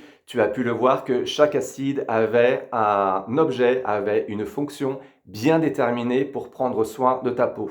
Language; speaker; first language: French; native; French